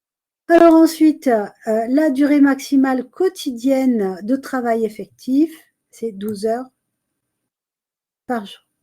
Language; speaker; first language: French; native; French